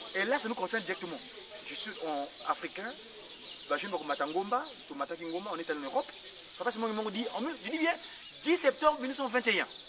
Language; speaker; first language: French; non-native, local second language; Kongo